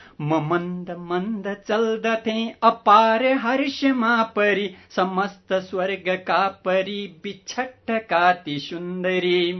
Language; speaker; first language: Nepali; native; Nepali